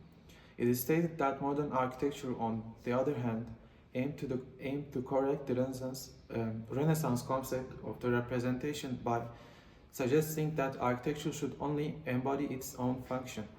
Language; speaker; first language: English; non-native, learner; Turkish